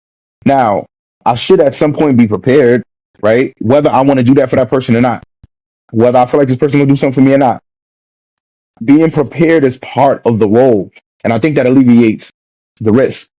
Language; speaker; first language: English; native; English